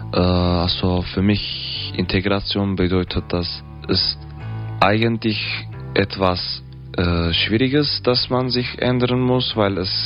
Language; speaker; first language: German; non-native, learner; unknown